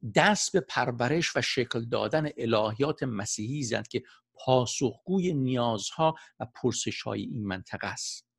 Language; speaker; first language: Persian; native; Persian